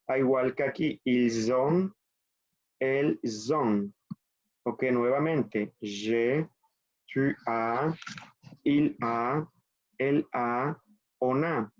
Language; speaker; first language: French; non-native, fluent; Spanish